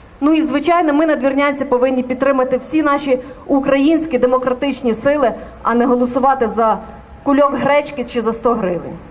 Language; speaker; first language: Ukrainian; native; Ukrainian